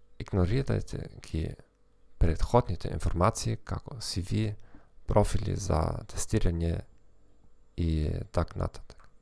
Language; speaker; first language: Macedonian; non-native, fluent; German